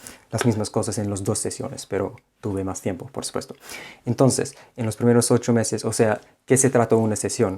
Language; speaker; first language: Spanish; non-native, fluent; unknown